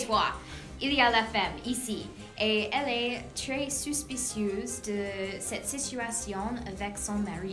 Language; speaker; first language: French; non-native, learner; English